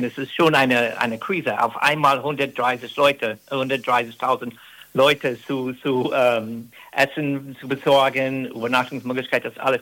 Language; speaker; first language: German; non-native, fluent; English